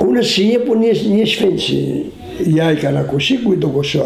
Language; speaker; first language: Polish; non-native, fluent; Greek